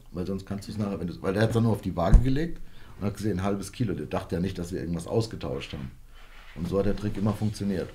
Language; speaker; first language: German; early bilingual, other home language; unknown